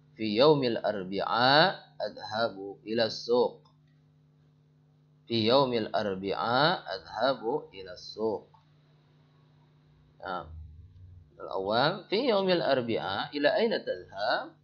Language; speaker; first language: Arabic; non-native, fluent; Indonesian